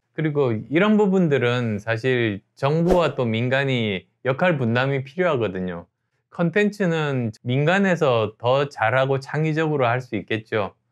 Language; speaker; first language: Korean; native; Korean